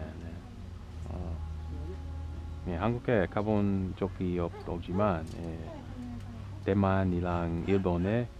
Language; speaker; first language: Korean; non-native, learner; English